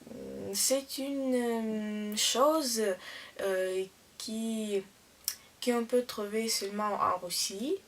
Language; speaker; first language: French; non-native, learner; Russian